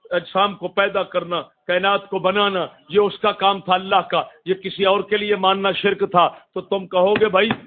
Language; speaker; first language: Urdu; non-native, local second language; Punjabi